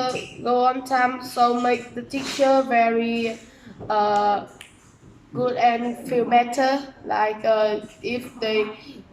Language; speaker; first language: English; non-native, learner; Vietnamese